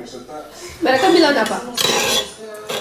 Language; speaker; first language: Indonesian; non-native, learner; Russian